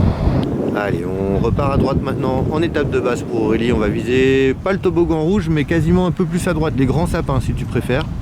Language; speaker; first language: French; native; French